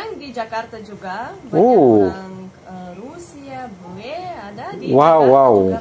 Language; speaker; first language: Indonesian; non-native, fluent; Russian